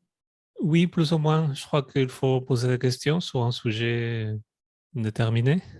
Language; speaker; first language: French; non-native, fluent; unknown